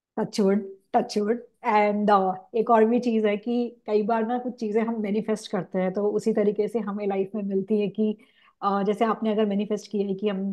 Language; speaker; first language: Hindi; native; Hindi